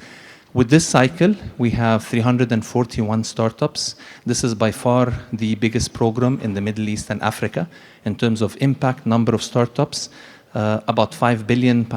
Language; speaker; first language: English; non-native, fluent; Arabic